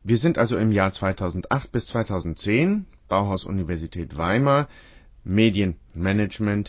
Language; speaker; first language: German; native; German